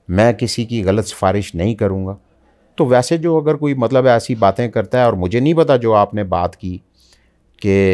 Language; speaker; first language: Urdu; native; Urdu